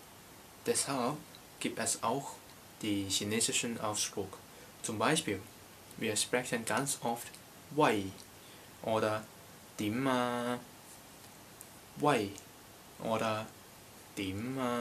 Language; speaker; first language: German; non-native, learner; Cantonese